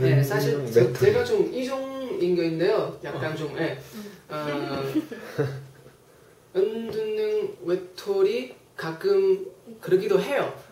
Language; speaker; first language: Korean; non-native, fluent; Chinese